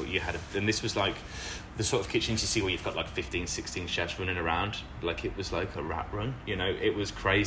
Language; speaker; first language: English; native; English